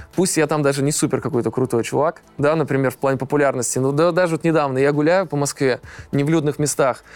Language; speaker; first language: Russian; native; Russian